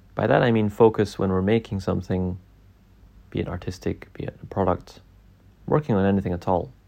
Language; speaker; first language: English; native; English